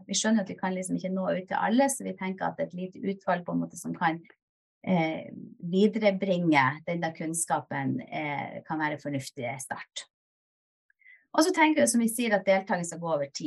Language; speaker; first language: Norwegian; native; Norwegian